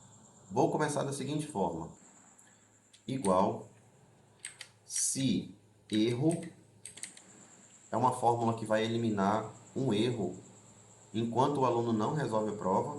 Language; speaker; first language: Portuguese; native; Portuguese